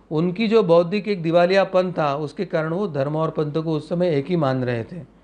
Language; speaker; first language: Hindi; non-native, local second language; Marathi